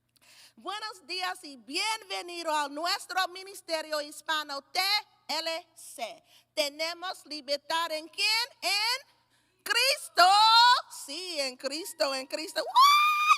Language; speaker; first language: Spanish; non-native, learner; English